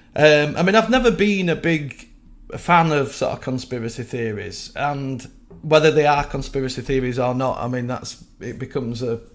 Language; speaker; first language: English; native; English